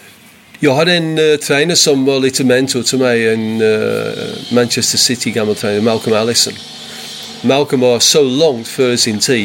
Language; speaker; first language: Swedish; non-native, fluent; English